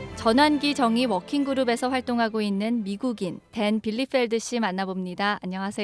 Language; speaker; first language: Korean; native; Korean